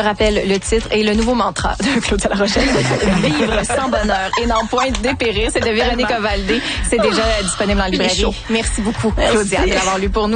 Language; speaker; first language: French; native; French